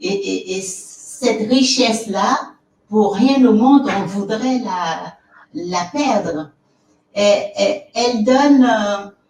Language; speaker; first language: French; non-native, local second language; Fon